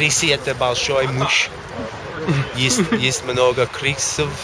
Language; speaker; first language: Russian; non-native, learner; English